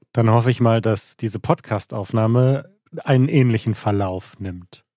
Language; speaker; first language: German; native; German